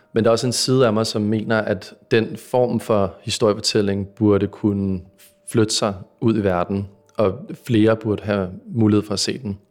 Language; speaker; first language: Danish; native; Danish